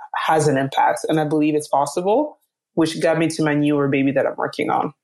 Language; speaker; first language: English; early bilingual, other home language; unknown